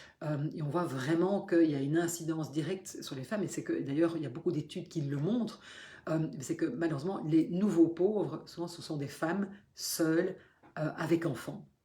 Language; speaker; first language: French; native; French